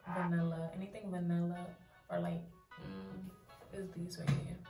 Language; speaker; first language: English; native; English